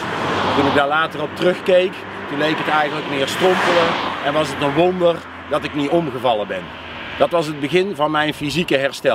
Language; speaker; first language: Dutch; native; Dutch